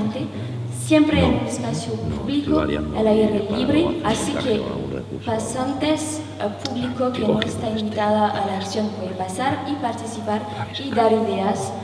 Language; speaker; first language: Spanish; non-native, learner; French